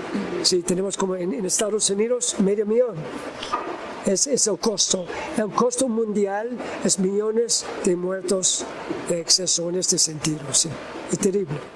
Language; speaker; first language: Spanish; non-native, learner; English